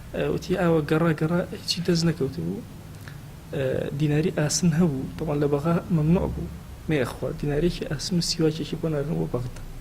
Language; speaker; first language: Central Kurdish; non-native, local second language; Gurani